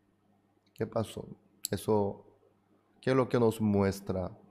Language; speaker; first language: Spanish; non-native, fluent; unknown